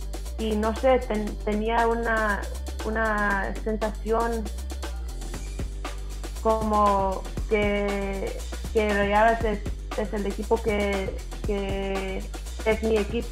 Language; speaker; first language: Spanish; early bilingual, heritage; English